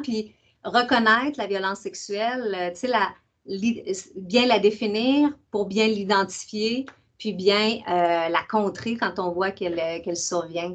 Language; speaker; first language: French; native; French